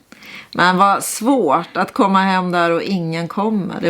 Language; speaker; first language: Swedish; native; Swedish